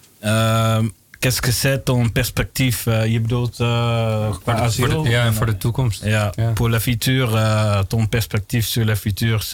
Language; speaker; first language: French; non-native, learner; Dutch